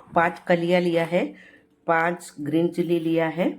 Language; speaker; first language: Hindi; non-native, local second language; Malayalam